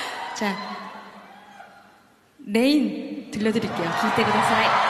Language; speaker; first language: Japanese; non-native, learner; Korean